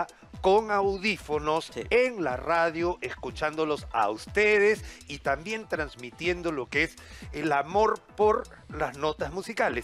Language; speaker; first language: Spanish; native; Spanish